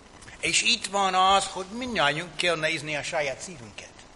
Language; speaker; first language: Hungarian; non-native, fluent; English